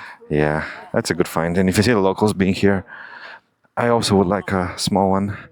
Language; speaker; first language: English; non-native, fluent; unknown